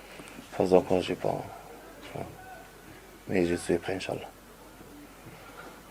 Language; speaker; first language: French; non-native, learner; Arabic